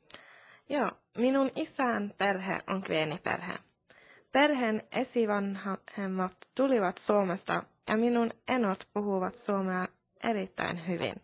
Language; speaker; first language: Finnish; early bilingual, heritage; Finnish